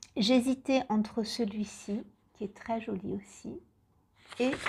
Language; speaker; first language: French; native; French